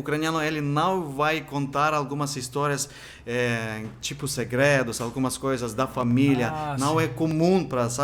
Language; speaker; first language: Portuguese; non-native, fluent; Ukrainian